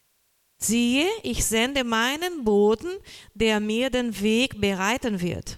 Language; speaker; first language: German; non-native, learner; Portuguese